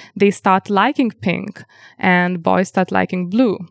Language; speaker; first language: English; non-native, fluent; Lithuanian